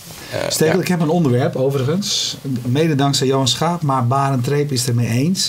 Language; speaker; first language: Dutch; native; Dutch